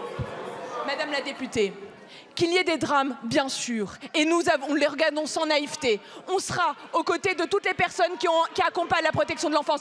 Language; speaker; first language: French; native; French